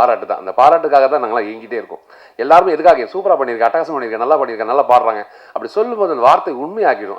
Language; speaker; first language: Tamil; native; Tamil